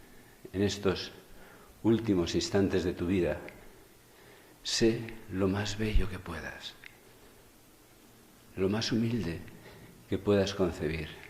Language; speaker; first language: Spanish; native; Spanish